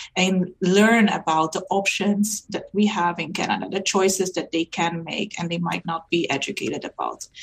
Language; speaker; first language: English; non-native, fluent; Dutch